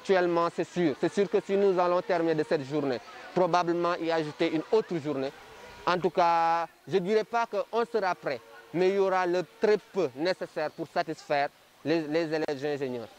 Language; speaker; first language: French; non-native, local second language; Wolof